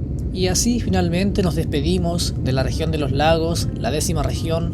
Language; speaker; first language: Spanish; native; Spanish